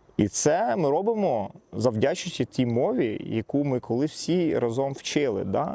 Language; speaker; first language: Ukrainian; non-native, local second language; Russian